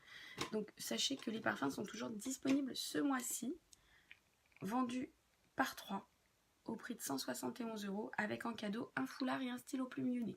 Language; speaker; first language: French; native; French